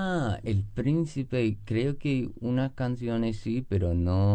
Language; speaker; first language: Spanish; non-native, fluent; English